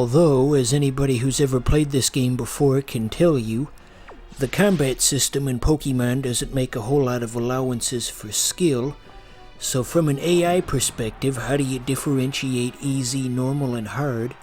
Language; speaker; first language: English; native; English